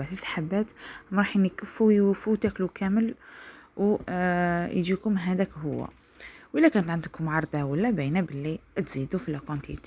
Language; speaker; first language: Arabic; native; Arabic